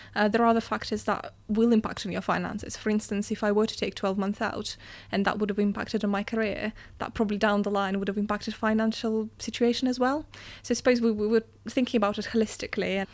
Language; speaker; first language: English; non-native, fluent; Russian